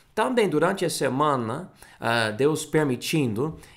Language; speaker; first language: Portuguese; non-native, fluent; English